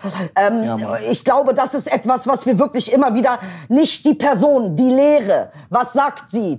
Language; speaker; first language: German; early bilingual, other home language; Turkish